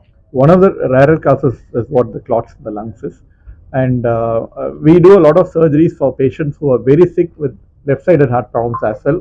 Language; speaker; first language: English; non-native, local second language; Tamil